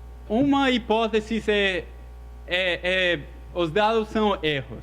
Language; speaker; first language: Portuguese; non-native, fluent; English